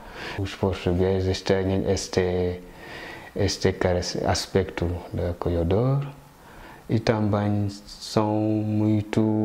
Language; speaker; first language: Portuguese; non-native, fluent; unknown